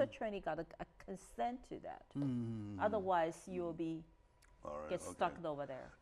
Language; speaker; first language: English; non-native, fluent; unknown